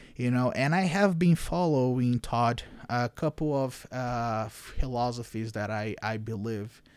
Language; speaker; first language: English; non-native, fluent; Portuguese